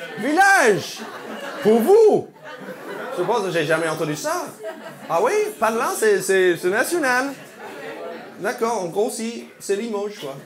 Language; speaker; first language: French; non-native, fluent; English